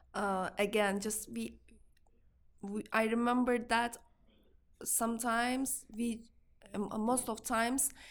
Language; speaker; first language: English; non-native, learner; Turkish